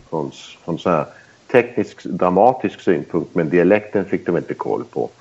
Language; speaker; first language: Swedish; early bilingual, heritage; Swedish